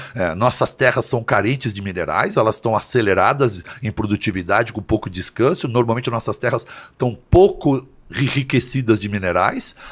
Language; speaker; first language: Portuguese; native; Portuguese